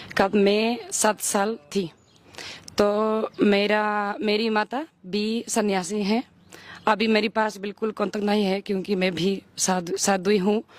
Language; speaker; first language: Hindi; non-native, learner; Spanish